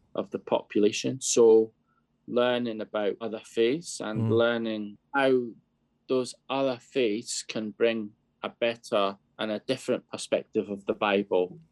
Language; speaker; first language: English; native; English